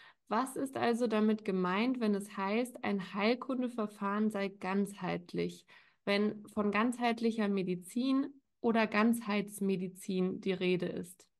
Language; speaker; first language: German; native; German